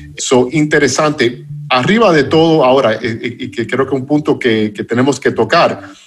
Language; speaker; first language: Spanish; non-native, fluent; English